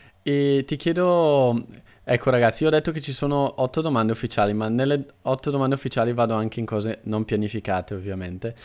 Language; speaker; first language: Italian; native; Italian